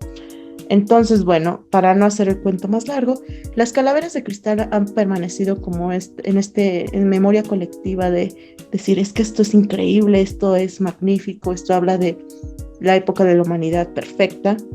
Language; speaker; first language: Spanish; native; Spanish